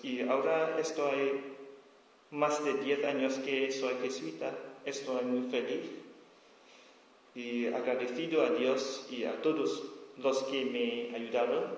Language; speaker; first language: Spanish; non-native, learner; S'gaw Karen